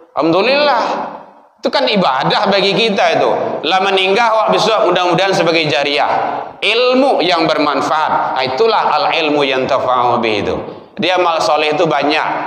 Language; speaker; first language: Malay; non-native, local second language; Minangkabau